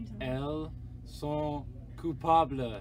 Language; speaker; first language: French; non-native, learner; English